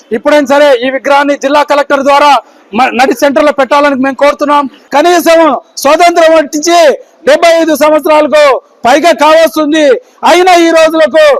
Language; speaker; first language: Telugu; native; Telugu